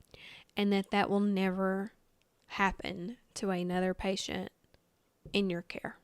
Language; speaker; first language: English; native; English